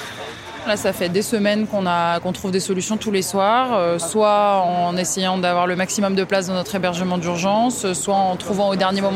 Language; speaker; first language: French; native; French